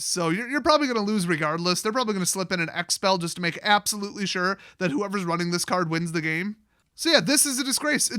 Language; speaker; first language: English; native; English